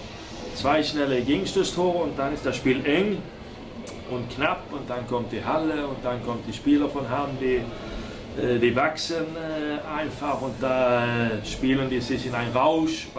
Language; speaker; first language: German; non-native, fluent; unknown